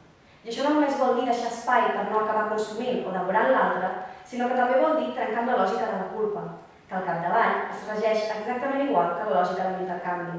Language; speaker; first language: Catalan; native; Catalan